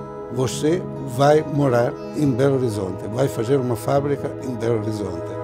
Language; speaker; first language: Portuguese; non-native, fluent; Italian